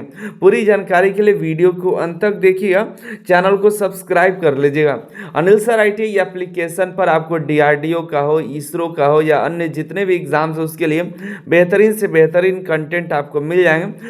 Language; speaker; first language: Hindi; native; Hindi